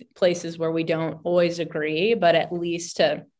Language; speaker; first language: English; native; English